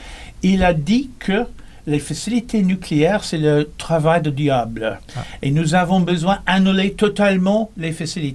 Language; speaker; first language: French; non-native, learner; English